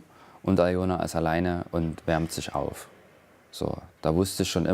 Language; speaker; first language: German; native; German